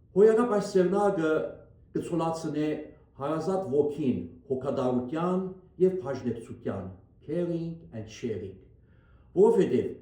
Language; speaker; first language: Armenian; native; Armenian